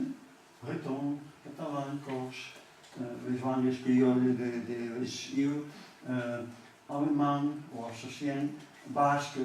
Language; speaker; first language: French; non-native, learner; Catalan